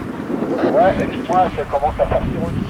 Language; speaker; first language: French; native; French